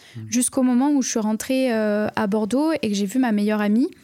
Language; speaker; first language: French; native; French